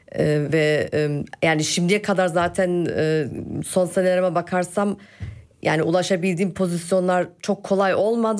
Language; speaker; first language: Turkish; early bilingual, heritage; Turkish